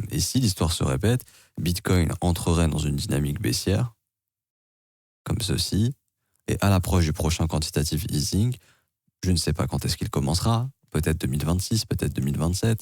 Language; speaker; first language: French; native; French